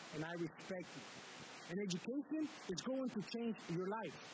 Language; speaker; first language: English; early bilingual, other home language; Spanish